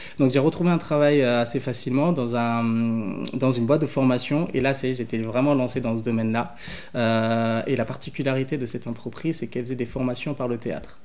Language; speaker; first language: French; early bilingual, other home language; English